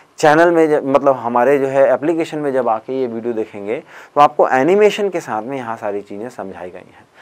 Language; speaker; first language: Hindi; native; Hindi